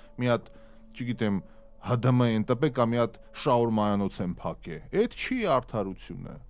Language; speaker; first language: Armenian; native; Armenian